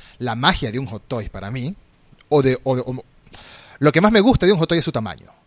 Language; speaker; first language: Spanish; native; Spanish